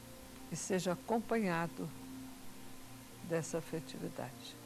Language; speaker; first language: Portuguese; native; Portuguese